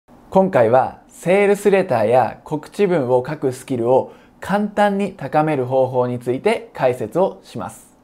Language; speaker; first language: Japanese; native; Japanese